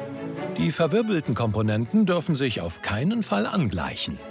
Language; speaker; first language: German; native; German